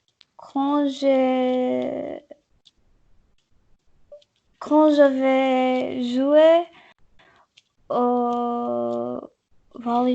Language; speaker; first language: French; non-native, learner; English